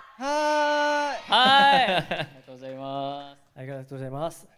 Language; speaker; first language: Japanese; non-native, learner; Korean